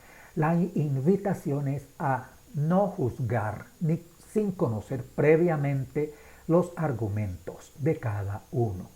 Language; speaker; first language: Spanish; native; Spanish